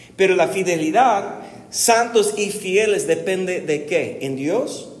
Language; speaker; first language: Spanish; non-native, fluent; English